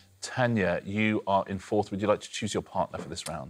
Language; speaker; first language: English; native; English